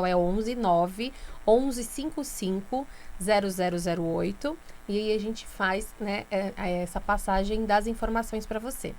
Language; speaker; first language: Portuguese; native; Portuguese